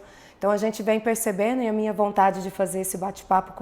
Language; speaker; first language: Portuguese; native; Portuguese